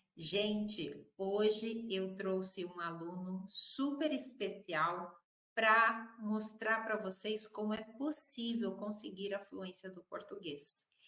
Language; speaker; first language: Portuguese; native; Portuguese